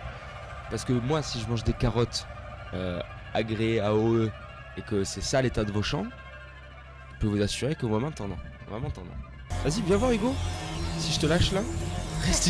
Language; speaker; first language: French; native; French